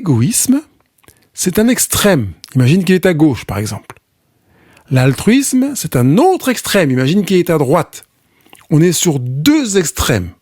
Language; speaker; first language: French; native; French